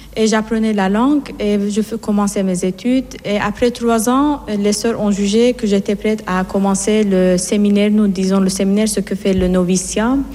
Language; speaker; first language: French; non-native, fluent; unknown